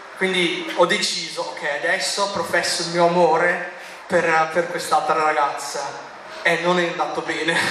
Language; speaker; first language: Italian; non-native, fluent; English